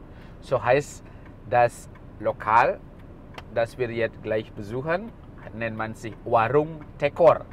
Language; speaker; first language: German; non-native, fluent; Balinese